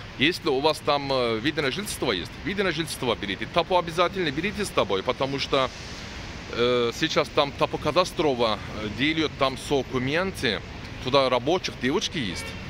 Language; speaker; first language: Russian; non-native, learner; Turkish